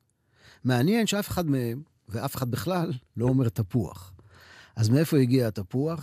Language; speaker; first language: Hebrew; native; Hebrew